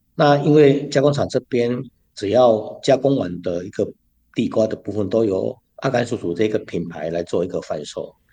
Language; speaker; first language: Chinese; native; Chinese